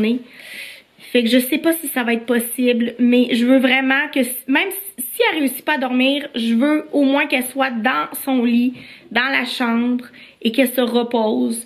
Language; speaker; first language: French; native; French